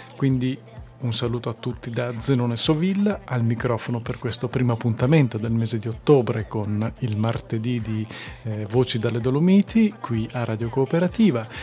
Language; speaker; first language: Italian; native; Italian